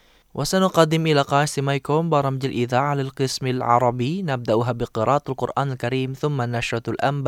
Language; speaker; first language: Arabic; non-native, fluent; Indonesian